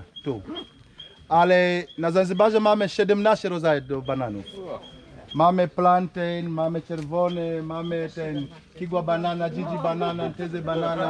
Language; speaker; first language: Polish; non-native, learner; Swahili